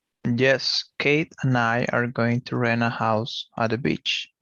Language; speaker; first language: English; non-native, learner; Portuguese